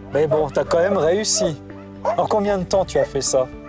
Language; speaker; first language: French; native; French